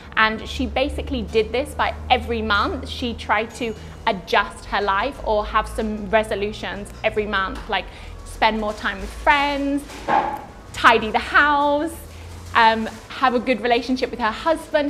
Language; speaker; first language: English; native; English